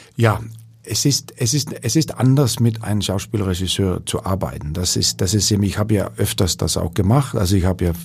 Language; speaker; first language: German; non-native, fluent; Danish